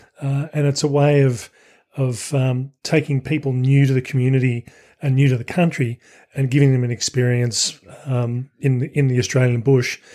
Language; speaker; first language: English; native; English